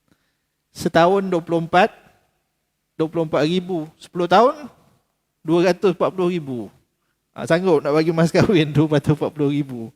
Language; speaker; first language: Malay; native; Malay